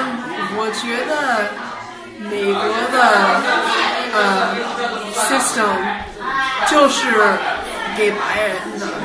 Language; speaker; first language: Chinese; early bilingual, heritage; Chinese